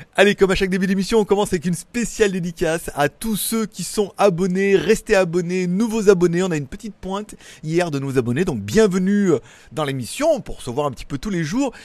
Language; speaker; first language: French; native; French